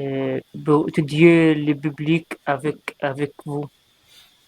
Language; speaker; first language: French; non-native, learner; Arabic